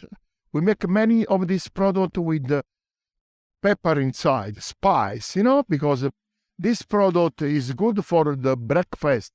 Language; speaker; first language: English; non-native, learner; Italian